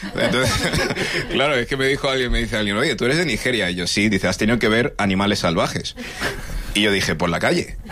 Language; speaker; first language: Spanish; early bilingual, other home language; English